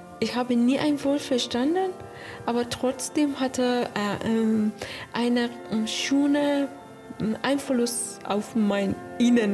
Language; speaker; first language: German; non-native, learner; Persian